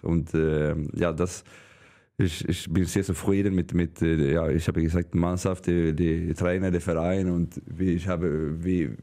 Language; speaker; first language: German; non-native, learner; Swedish